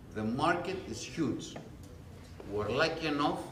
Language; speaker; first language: English; non-native, fluent; Greek